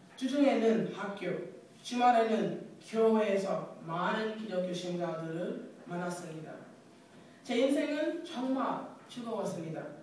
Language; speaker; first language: Korean; non-native, fluent; English